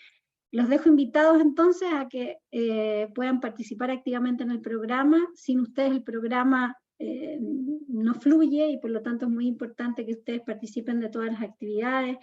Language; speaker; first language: Spanish; native; Spanish